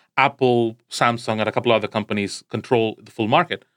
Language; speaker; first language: English; non-native, local second language; Tamil